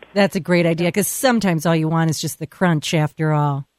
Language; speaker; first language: English; native; English